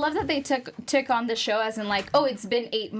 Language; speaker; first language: English; native; English